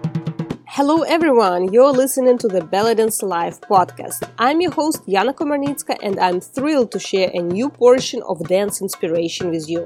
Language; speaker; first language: English; non-native, fluent; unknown